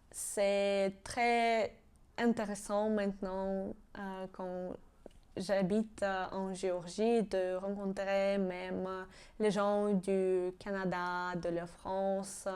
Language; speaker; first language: French; non-native, fluent; Georgian